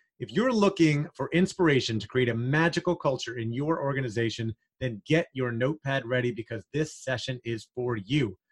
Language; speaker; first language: English; native; English